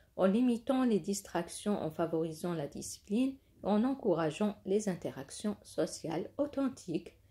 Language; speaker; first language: French; non-native, local second language; Arabic